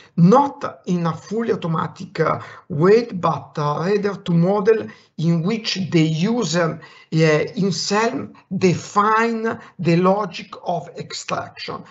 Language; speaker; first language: English; non-native, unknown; Italian